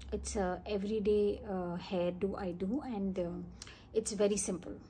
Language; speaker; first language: English; non-native, local second language; Hindi